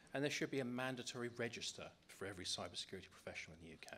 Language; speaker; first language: English; native; English